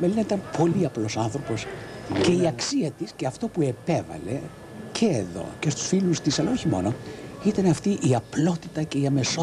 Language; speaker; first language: Greek; native; Greek